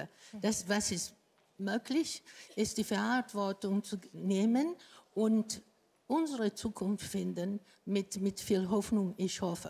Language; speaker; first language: German; non-native, fluent; Greek